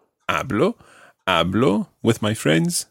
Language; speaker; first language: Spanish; non-native, fluent; English